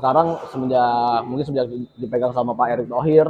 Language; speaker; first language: Indonesian; native; Indonesian